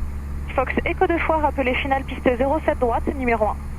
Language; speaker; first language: French; native; French